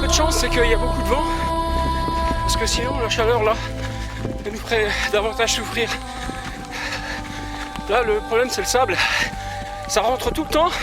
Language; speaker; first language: French; native; French